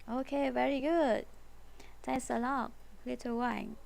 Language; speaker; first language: English; non-native, fluent; Vietnamese